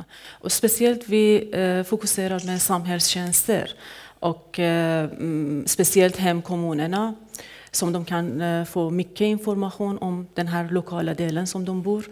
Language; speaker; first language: Swedish; non-native, fluent; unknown